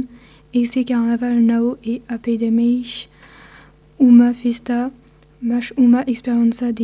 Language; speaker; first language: Portuguese; non-native, learner; French